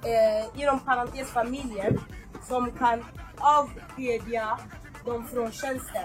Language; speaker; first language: Swedish; non-native, fluent; Lingala